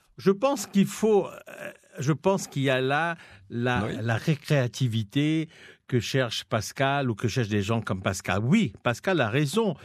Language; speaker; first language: French; non-native, local second language; Morisyen